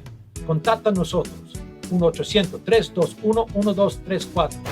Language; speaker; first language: Spanish; non-native, learner; English